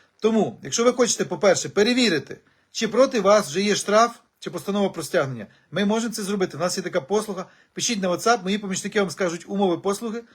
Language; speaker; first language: Ukrainian; native; Ukrainian